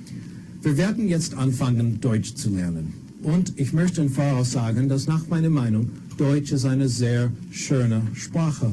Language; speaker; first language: German; non-native, fluent; English